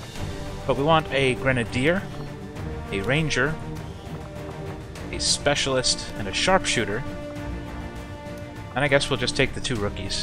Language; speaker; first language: English; native; English